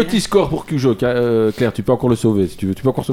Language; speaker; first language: French; native; French